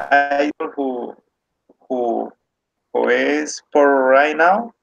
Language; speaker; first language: English; non-native, learner; Spanish